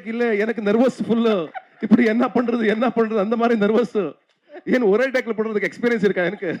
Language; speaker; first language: Tamil; non-native, learner; Kannada